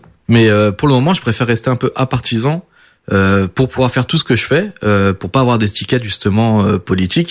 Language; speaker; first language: French; early bilingual, other home language; Portuguese